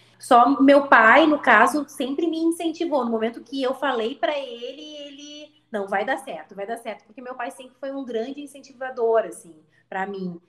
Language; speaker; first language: Portuguese; native; Portuguese